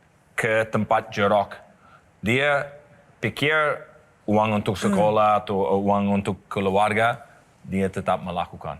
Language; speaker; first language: Indonesian; non-native, learner; English